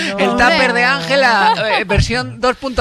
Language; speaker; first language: Spanish; native; Spanish